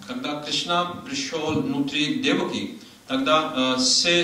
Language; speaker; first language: Russian; non-native, learner; Hindi